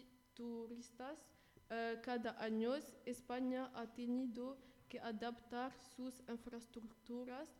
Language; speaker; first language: Spanish; non-native, learner; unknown